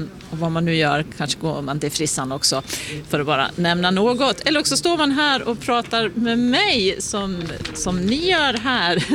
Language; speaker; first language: Swedish; native; Swedish